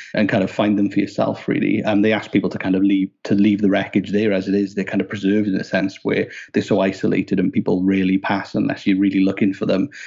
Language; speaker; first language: English; native; English